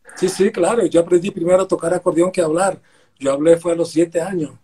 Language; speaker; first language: Spanish; native; Spanish